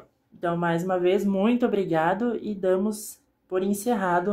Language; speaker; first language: Portuguese; native; Portuguese